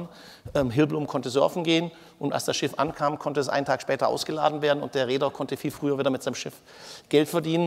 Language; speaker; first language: German; native; German